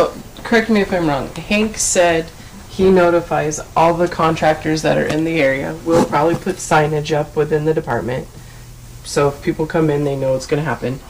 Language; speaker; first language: English; native; English